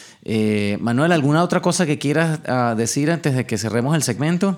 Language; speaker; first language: Spanish; native; Spanish